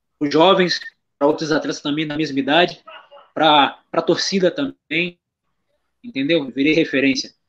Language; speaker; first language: Portuguese; native; Portuguese